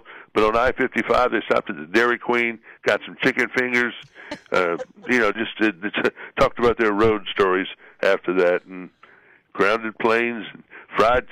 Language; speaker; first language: English; native; English